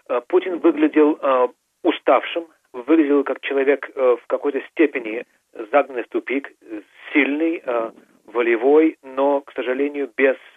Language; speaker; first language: Russian; native; Russian